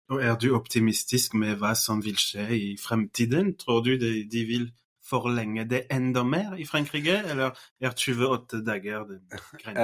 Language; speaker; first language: Norwegian; non-native, fluent; French